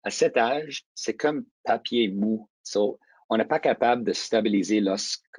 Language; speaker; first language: French; non-native, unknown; English